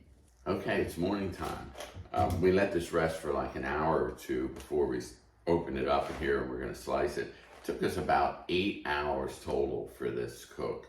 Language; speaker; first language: English; native; English